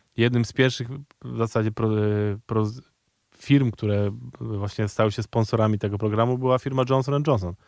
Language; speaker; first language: Polish; native; Polish